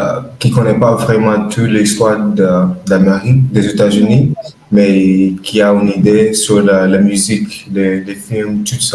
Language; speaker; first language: French; non-native, learner; English